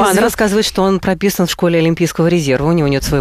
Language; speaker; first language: Russian; native; Russian